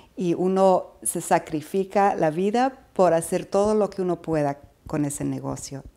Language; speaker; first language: Spanish; early bilingual, heritage; Spanish